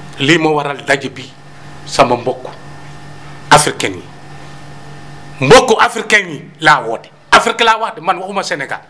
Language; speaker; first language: Wolof; non-native, local second language; Fula